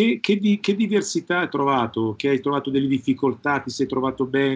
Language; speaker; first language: Italian; native; Italian